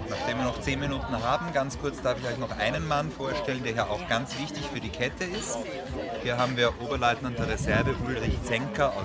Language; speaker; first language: German; native; German